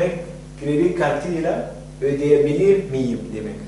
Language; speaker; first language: Turkish; non-native, fluent; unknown